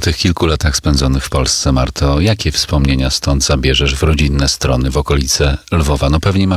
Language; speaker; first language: Polish; native; Polish